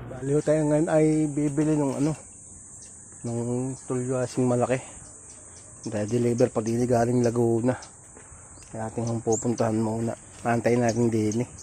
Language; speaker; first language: Filipino; native; Filipino